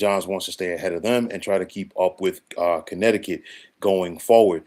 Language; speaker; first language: English; native; English